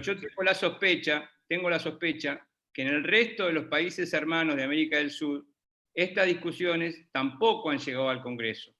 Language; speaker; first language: Spanish; native; Spanish